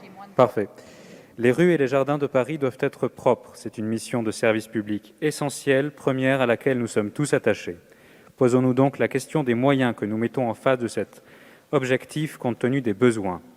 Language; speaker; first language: French; native; French